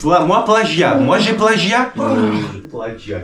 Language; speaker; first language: French; non-native, fluent; Romanian